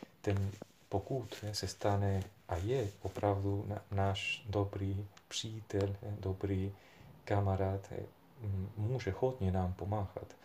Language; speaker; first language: Czech; non-native, fluent; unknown